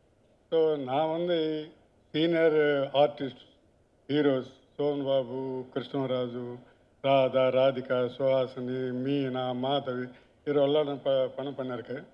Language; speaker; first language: Tamil; non-native, learner; Telugu